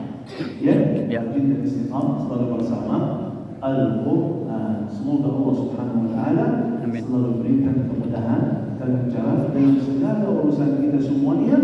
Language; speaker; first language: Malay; non-native, fluent; Arabic